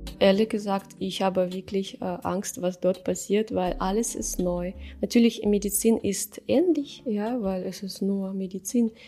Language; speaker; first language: German; non-native, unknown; Russian